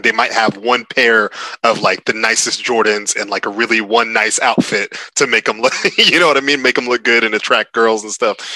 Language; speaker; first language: English; native; English